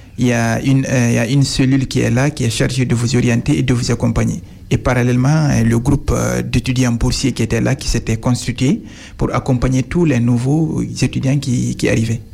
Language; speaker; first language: French; non-native, local second language; Fula